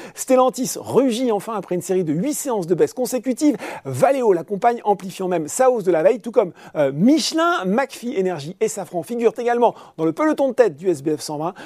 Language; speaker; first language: French; native; French